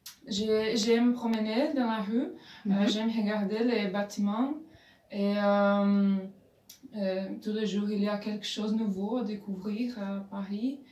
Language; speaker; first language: French; non-native, fluent; Portuguese